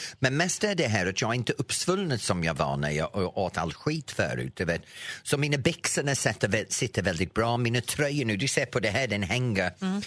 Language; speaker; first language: Swedish; non-native, fluent; English